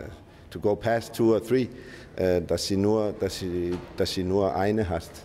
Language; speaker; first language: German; non-native, learner; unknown